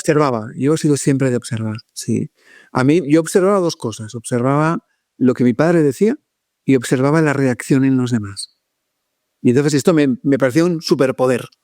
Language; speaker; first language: Spanish; native; Spanish